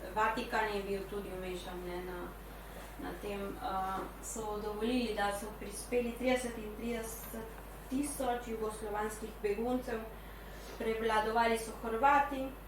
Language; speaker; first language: Slovenian; early bilingual, heritage; Spanish